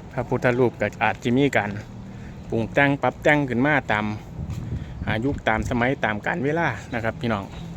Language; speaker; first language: Thai; native; Thai